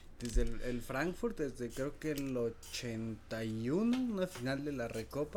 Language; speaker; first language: Spanish; native; Spanish